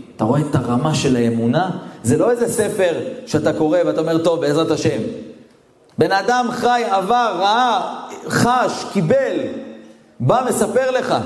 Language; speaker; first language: Hebrew; native; Hebrew